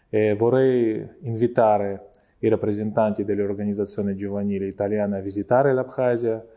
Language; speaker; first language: Italian; non-native, fluent; Abkhazian